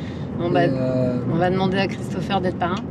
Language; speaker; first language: French; native; French